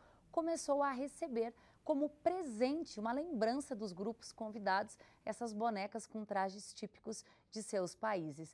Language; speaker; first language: Portuguese; native; Portuguese